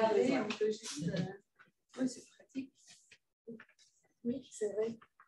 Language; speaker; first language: French; non-native, fluent; Dutch